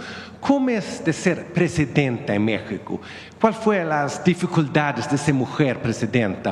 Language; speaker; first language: Spanish; non-native, learner; Swedish